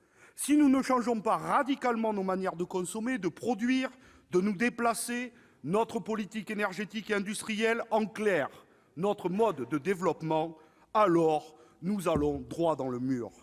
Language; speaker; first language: French; native; French